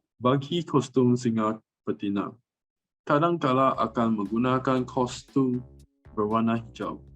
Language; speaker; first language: Malay; non-native, local second language; Chinese